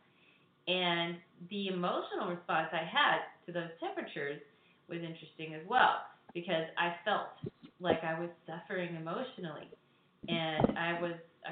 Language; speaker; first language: English; native; English